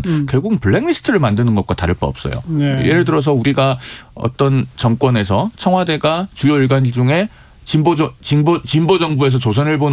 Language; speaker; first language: Korean; native; Korean